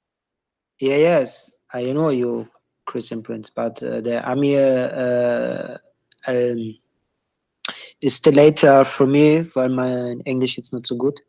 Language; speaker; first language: English; non-native, learner; German